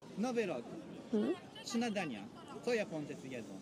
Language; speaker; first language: Polish; non-native, learner; Japanese